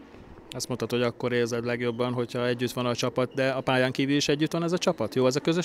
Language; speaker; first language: Hungarian; native; Hungarian